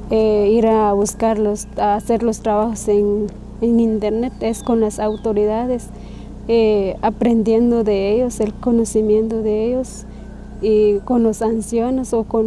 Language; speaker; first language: Spanish; non-native, local second language; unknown